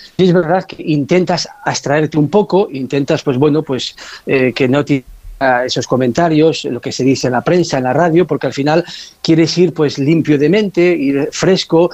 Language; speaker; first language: Spanish; native; Spanish